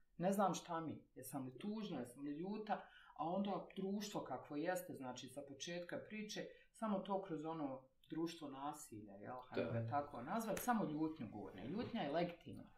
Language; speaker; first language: Bosnian; native; Bosnian